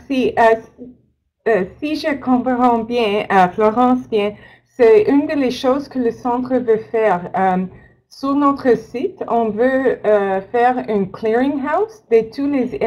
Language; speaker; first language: French; non-native, learner; English